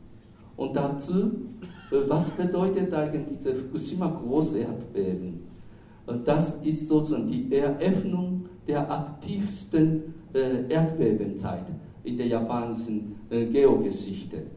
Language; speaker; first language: German; non-native, fluent; Japanese